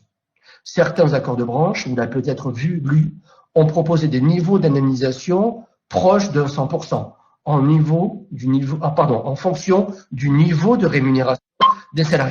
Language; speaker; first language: French; native; French